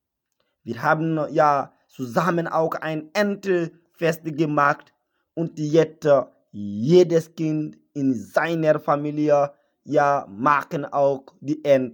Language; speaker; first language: German; non-native, learner; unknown